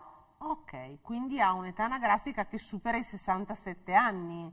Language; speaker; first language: Italian; native; Italian